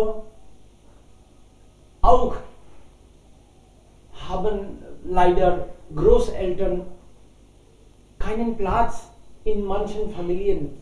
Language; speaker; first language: German; non-native, learner; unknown